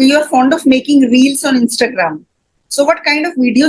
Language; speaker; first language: English; non-native, fluent; Hindi